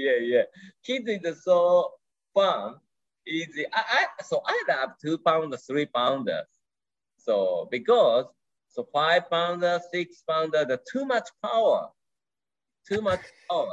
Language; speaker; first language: English; non-native, learner; Japanese